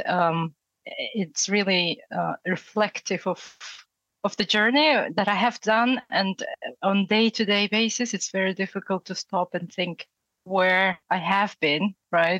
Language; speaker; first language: English; non-native, fluent; Russian